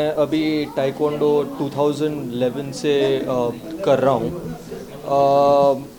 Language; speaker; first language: Hindi; native; Hindi